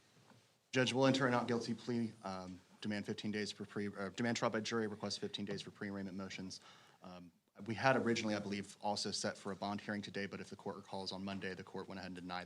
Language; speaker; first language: English; native; English